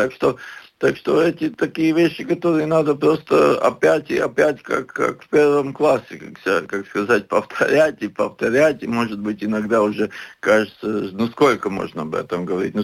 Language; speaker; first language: Russian; non-native, local second language; Latvian